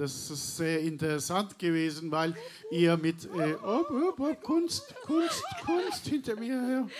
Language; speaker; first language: German; non-native, learner; Turkish